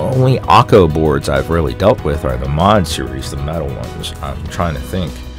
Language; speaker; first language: English; native; English